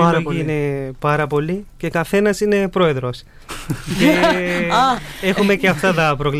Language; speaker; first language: Greek; early bilingual, other home language; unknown